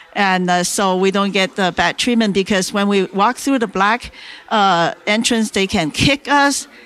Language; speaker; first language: English; non-native, fluent; Chinese